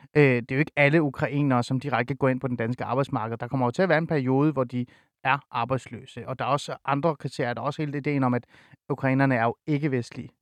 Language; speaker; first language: Danish; early bilingual, other home language; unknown